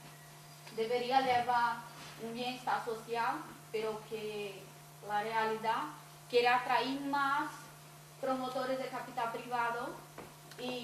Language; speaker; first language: Spanish; non-native, fluent; Portuguese